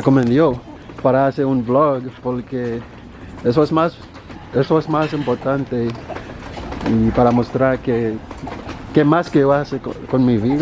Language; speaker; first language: Spanish; non-native, learner; Haitian Creole